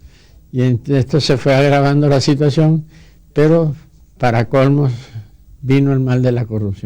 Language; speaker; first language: Spanish; native; Spanish